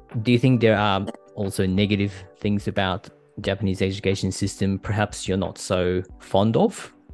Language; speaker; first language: English; non-native, fluent; Japanese